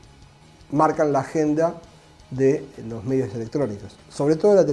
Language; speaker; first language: Spanish; native; Spanish